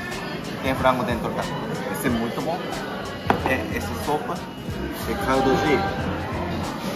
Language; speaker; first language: Portuguese; non-native, fluent; Japanese